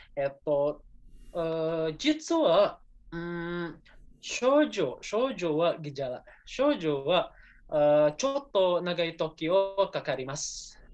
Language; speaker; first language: Japanese; non-native, learner; Indonesian